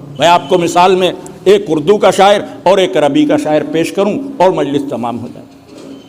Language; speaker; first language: Urdu; native; Urdu